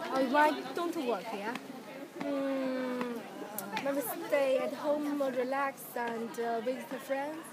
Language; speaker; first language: English; non-native, learner; Chinese